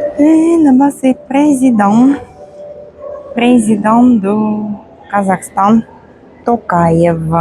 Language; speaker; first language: French; non-native, fluent; Russian